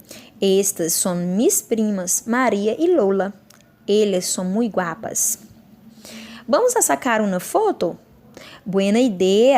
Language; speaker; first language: Spanish; non-native, fluent; Portuguese